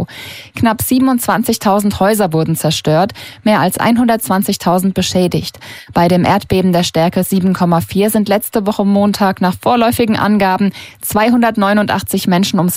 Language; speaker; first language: German; native; German